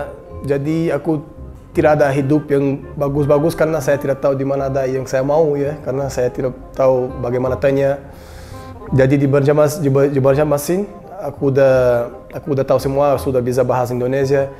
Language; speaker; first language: Indonesian; non-native, learner; Portuguese